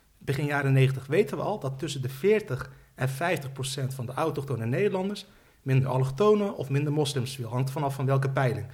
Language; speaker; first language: Dutch; early bilingual, other home language; Turkish